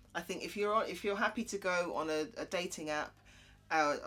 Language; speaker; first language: English; native; English